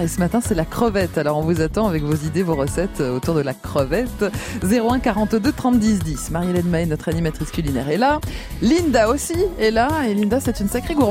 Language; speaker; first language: French; native; French